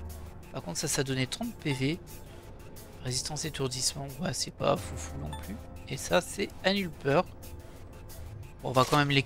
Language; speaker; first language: French; native; French